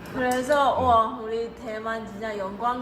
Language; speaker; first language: Korean; non-native, learner; Chinese